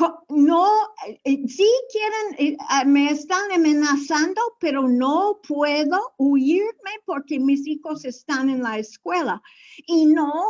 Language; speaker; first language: Spanish; non-native, fluent; English